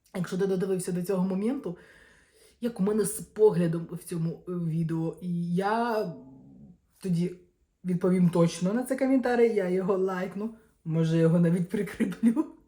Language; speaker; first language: Ukrainian; non-native, local second language; Russian